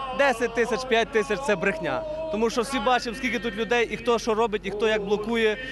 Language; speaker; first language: Ukrainian; native; Ukrainian